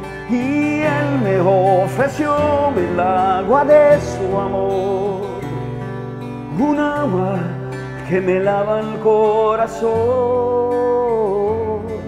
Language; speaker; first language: Spanish; early bilingual, heritage; Spanish